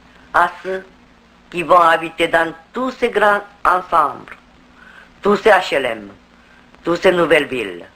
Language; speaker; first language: French; non-native, fluent; Korean